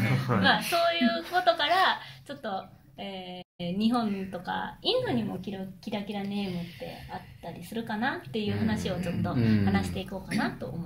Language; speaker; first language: Japanese; native; Japanese